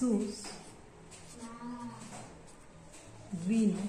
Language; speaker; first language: Spanish; native; Spanish